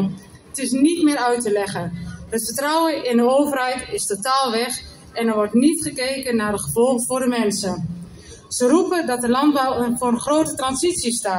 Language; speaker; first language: Dutch; native; Dutch